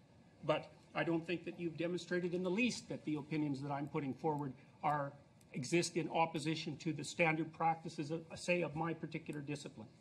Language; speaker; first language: English; native; English